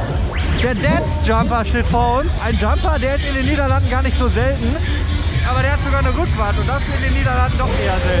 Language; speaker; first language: German; native; German